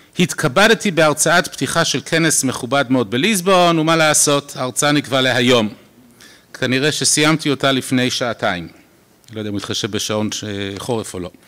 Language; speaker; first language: Hebrew; native; Hebrew